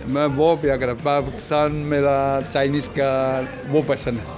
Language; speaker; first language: Hindi; non-native, learner; Chinese